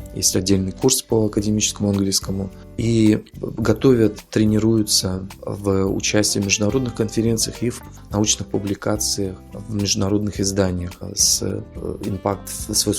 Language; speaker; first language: Russian; non-native, local second language; Yakut